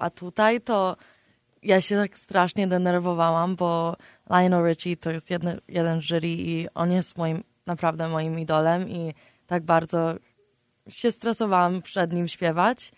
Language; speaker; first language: Polish; early bilingual, heritage; Polish